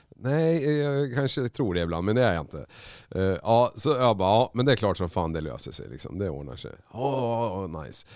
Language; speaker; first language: Swedish; native; Swedish